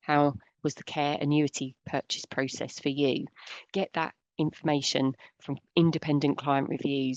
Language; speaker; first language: English; native; English